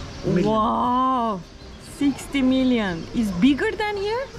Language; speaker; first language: English; non-native, learner; Turkish